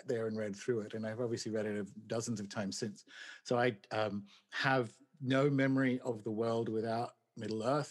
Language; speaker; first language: English; native; English